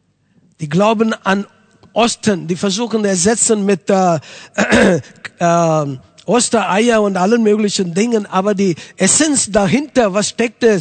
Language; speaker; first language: German; non-native, fluent; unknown